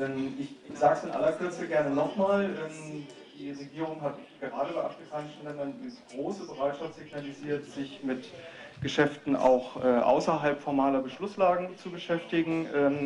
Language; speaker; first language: German; native; German